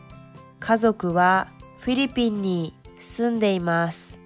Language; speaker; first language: Japanese; non-native, learner; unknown